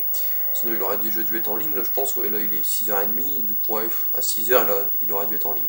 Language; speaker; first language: French; native; French